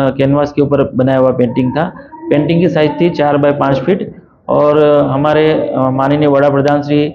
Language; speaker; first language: Hindi; non-native, local second language; Marathi